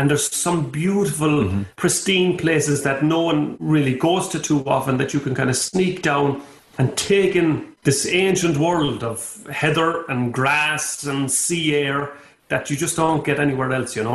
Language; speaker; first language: English; native; English